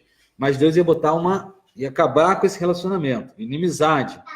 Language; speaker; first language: Portuguese; native; Portuguese